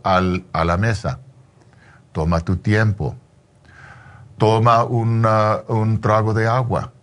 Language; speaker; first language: Spanish; early bilingual, heritage; English